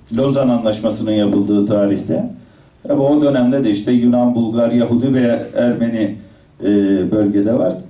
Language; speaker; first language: Turkish; native; Turkish